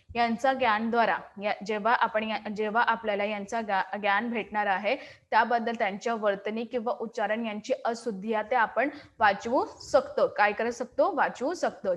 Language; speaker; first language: Marathi; non-native, local second language; Hindi